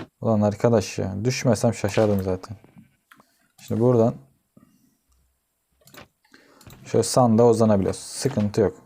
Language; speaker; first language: Turkish; native; Turkish